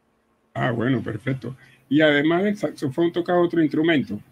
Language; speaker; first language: Spanish; native; Spanish